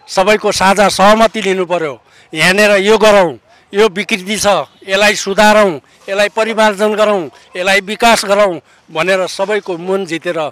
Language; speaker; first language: Nepali; native; Nepali